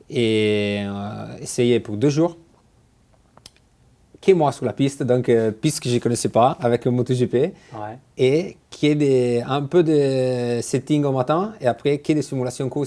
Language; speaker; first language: French; non-native, fluent; Italian